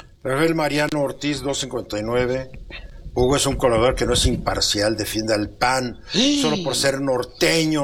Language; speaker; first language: Spanish; native; Spanish